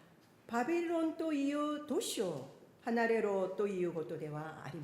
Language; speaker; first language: Japanese; non-native, fluent; Korean